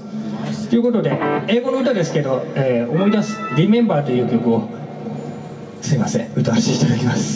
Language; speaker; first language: Japanese; native; Japanese